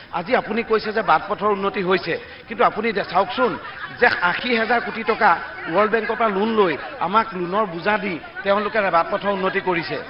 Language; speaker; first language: Assamese; native; Assamese